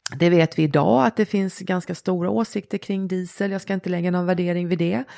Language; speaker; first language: Swedish; native; Swedish